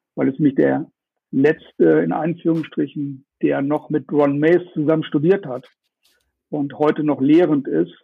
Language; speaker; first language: German; native; German